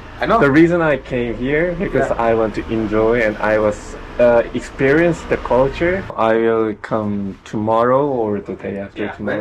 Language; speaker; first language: English; non-native, learner; Korean